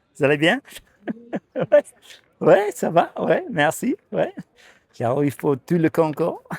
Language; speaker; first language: French; non-native, learner; English